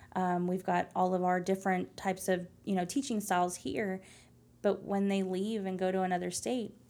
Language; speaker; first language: English; early bilingual, other home language; Spanish